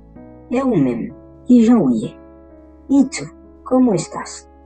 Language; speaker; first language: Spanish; non-native, learner; Haitian Creole